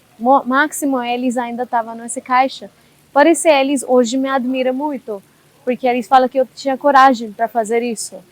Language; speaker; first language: Portuguese; non-native, learner; Hindi